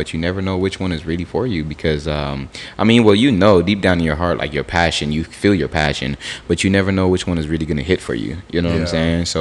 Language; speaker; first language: English; native; English